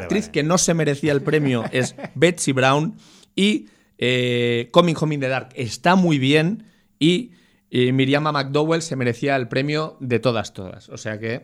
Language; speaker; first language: Spanish; native; Spanish